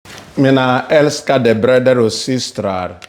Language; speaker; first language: Swedish; non-native, fluent; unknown